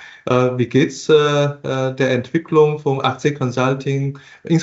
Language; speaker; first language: German; non-native, fluent; Chinese